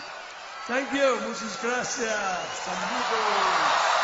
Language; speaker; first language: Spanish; non-native, learner; English